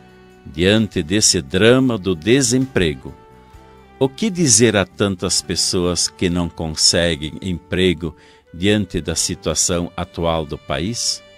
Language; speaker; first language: Portuguese; native; Portuguese